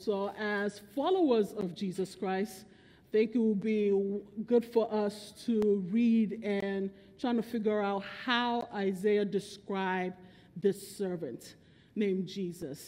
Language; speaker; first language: English; non-native, local second language; Igbo